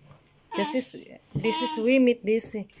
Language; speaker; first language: German; non-native, learner; Cebuano